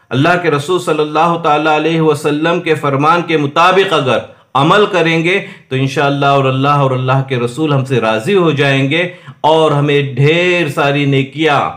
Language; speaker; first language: Urdu; non-native, local second language; Punjabi